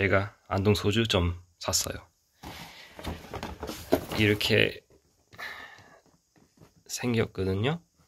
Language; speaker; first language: Korean; non-native, fluent; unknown